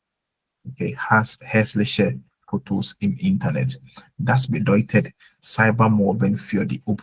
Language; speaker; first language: German; non-native, fluent; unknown